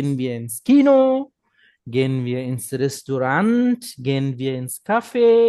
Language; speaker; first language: German; non-native, fluent; Bangla